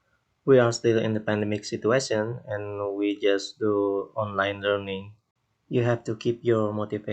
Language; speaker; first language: English; non-native, local second language; Indonesian